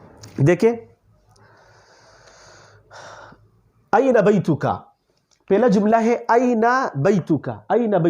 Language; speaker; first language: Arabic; non-native, fluent; Urdu